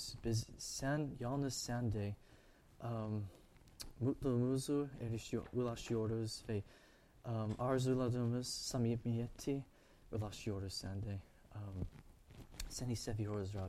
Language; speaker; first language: Turkish; non-native, fluent; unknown